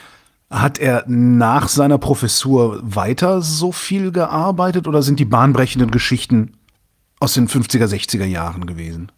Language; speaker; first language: German; native; German